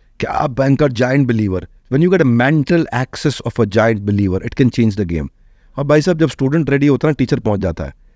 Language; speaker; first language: Hindi; native; Hindi